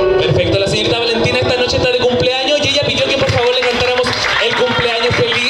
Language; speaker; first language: Spanish; native; Spanish